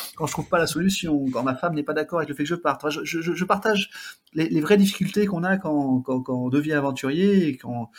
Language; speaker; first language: French; native; French